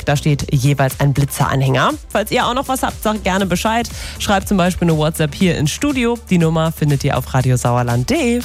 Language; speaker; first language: German; native; German